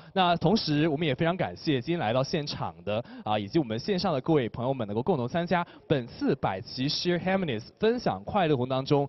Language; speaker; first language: Chinese; native; Chinese